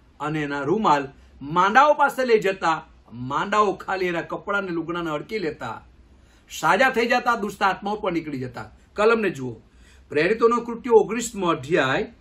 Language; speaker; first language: Gujarati; non-native, local second language; Gamit